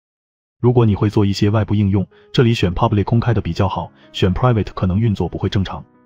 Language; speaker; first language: Chinese; native; Chinese